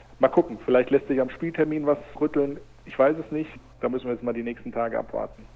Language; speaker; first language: German; native; German